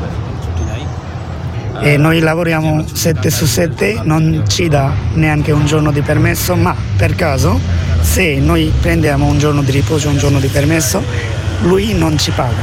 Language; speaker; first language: Italian; non-native, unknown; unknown